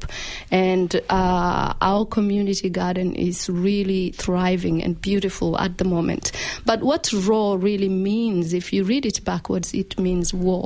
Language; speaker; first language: English; non-native, local second language; Somali